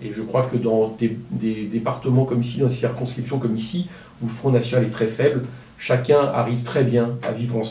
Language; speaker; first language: French; native; French